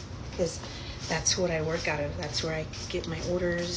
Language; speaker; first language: English; early bilingual, other home language; Spanish